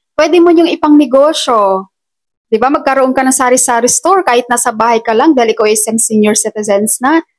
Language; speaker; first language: Filipino; non-native, local second language; Cebuano